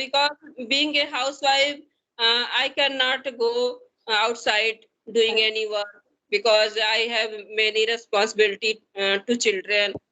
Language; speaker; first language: English; non-native, learner; Hindi